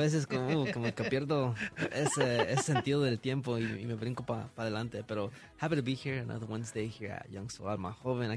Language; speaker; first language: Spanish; early bilingual, heritage; Spanish